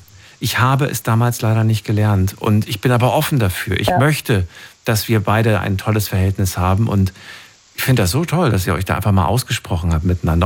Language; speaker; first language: German; native; German